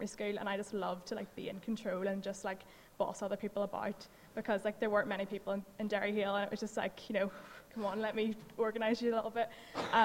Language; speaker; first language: English; native; English